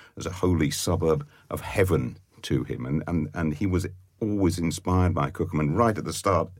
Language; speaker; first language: English; native; English